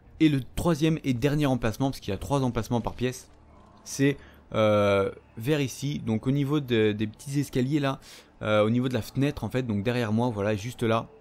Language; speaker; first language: French; native; French